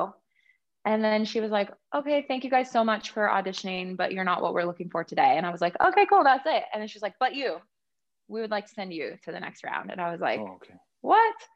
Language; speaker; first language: English; native; English